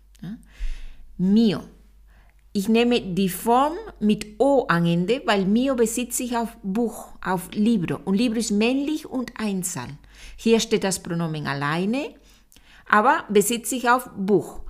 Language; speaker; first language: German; non-native, fluent; Spanish